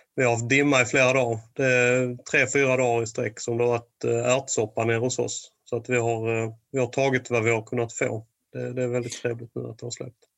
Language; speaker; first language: Swedish; native; Swedish